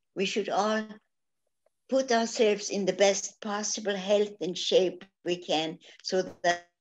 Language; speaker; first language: English; early bilingual, other home language; German